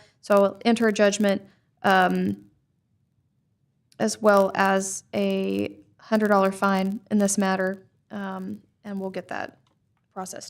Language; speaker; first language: English; native; English